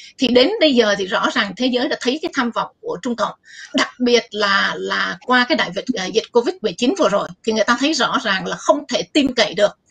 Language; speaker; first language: Vietnamese; native; Vietnamese